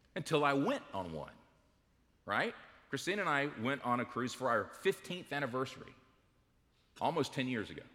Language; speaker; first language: English; native; English